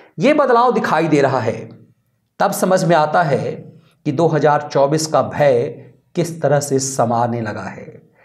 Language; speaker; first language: Hindi; native; Hindi